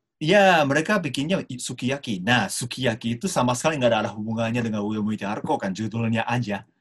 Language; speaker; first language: Indonesian; non-native, fluent; Japanese